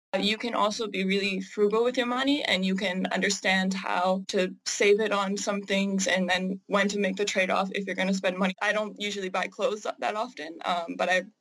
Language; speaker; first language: English; native; English